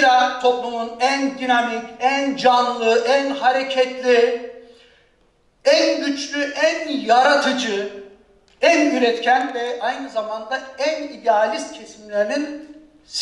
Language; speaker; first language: Turkish; native; Turkish